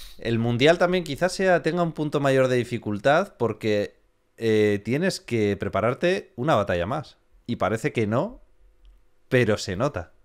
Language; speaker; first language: Spanish; native; Spanish